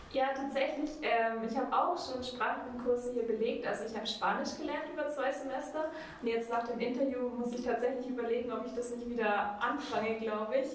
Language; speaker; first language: German; native; German